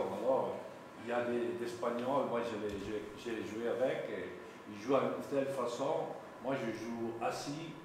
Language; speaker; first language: French; non-native, local second language; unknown